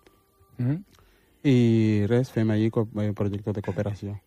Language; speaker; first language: Catalan; early bilingual, other home language; Wolof